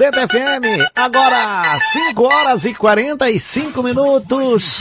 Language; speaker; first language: Portuguese; native; Portuguese